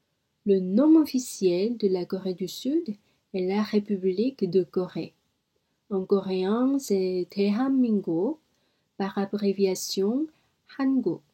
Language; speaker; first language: French; non-native, learner; Korean